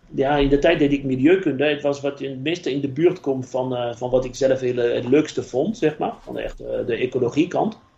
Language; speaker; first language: Dutch; non-native, fluent; French